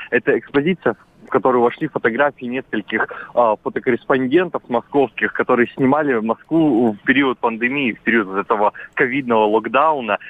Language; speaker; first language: Russian; native; Russian